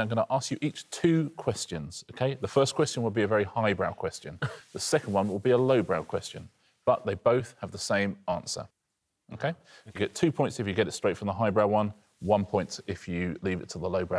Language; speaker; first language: English; native; English